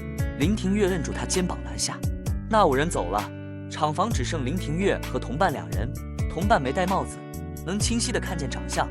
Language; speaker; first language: Chinese; native; Chinese